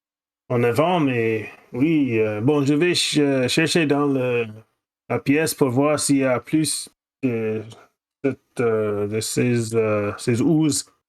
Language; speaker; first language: French; non-native, fluent; English